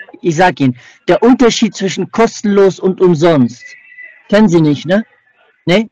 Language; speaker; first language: German; native; German